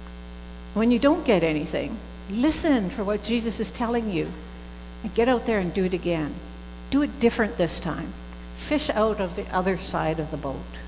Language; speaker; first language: English; native; English